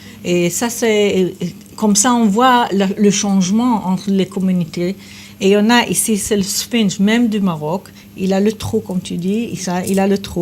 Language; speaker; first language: French; non-native, fluent; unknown